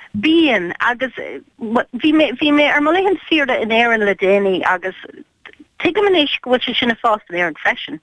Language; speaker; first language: Irish; non-native, local second language; English